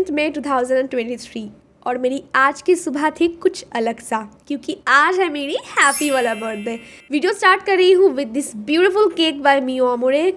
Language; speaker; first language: Hindi; non-native, local second language; Bangla